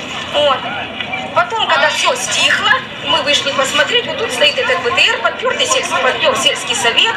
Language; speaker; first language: Russian; native; Russian